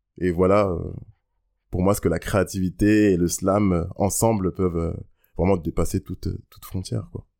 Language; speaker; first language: French; early bilingual, other home language; Lingala